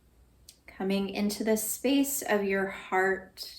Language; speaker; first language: English; native; English